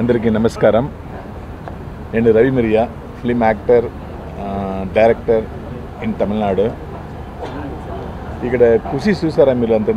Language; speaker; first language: Telugu; non-native, local second language; Tamil